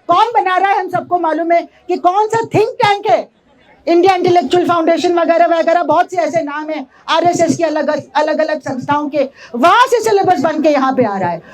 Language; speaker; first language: Hindi; native; Hindi